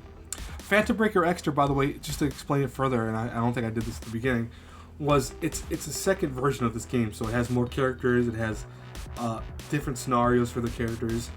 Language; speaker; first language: English; native; English